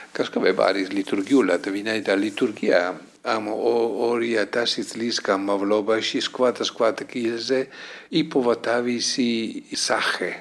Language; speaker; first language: Georgian; non-native, fluent; Italian